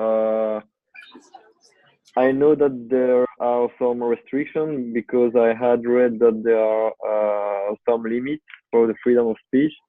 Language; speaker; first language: English; non-native, learner; French